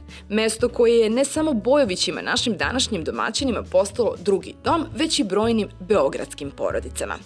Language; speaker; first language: Serbian; native; Serbian